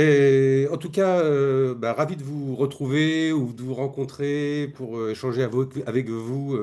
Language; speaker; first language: French; native; French